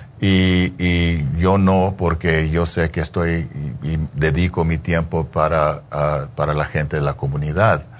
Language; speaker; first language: Spanish; early bilingual, heritage; English